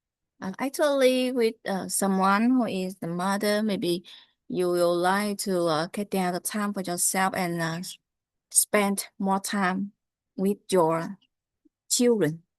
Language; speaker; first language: English; non-native, learner; Vietnamese